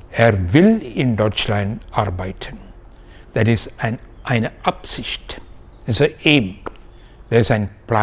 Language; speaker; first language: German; non-native, fluent; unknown